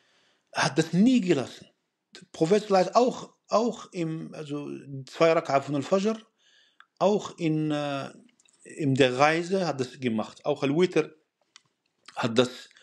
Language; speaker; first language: German; non-native, fluent; Arabic